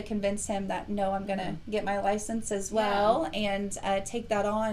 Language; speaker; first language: English; native; English